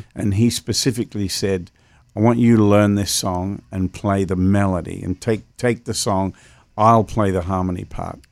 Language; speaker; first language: English; native; English